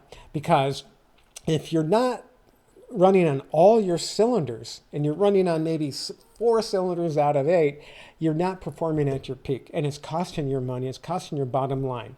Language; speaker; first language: English; native; English